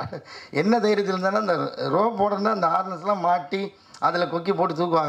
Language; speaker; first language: Tamil; native; Tamil